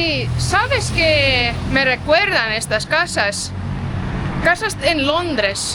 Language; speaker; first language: Spanish; non-native, fluent; Estonian